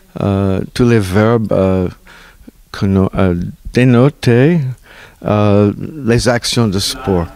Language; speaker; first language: French; non-native, learner; English